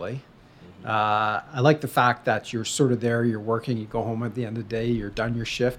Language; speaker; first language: English; native; English